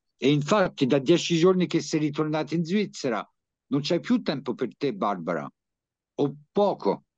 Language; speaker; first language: Italian; early bilingual, heritage; French